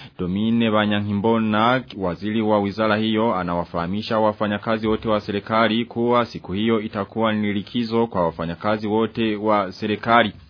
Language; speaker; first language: Swahili; non-native, local second language; Rundi